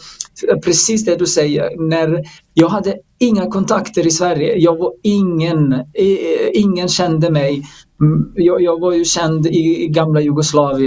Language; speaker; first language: Swedish; non-native, fluent; Croatian